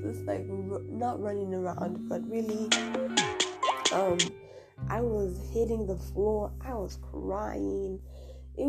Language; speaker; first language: English; non-native, local second language; Swahili